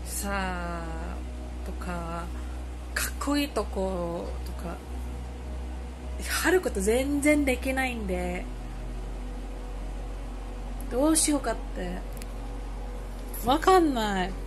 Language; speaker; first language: Japanese; non-native, learner; Filipino